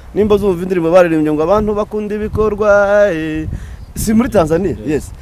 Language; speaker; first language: Kinyarwanda; native; Kinyarwanda